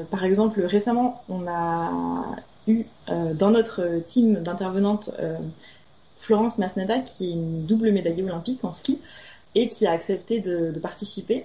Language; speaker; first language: French; native; French